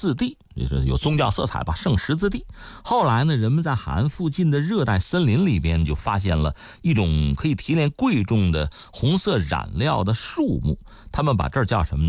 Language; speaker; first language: Chinese; native; Chinese